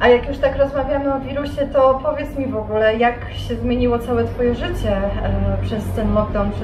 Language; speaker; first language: Polish; native; Polish